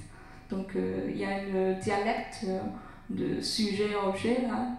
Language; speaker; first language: French; non-native, learner; Chinese